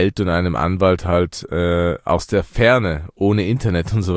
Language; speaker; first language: German; early bilingual, other home language; Persian